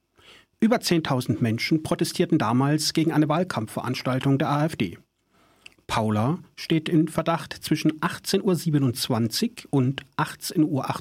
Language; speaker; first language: German; native; German